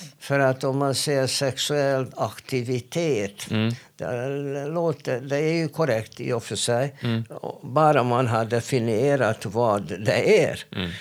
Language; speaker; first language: Swedish; non-native, fluent; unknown